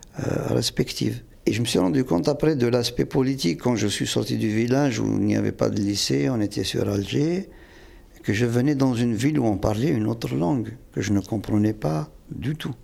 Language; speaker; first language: French; non-native, local second language; Kabyle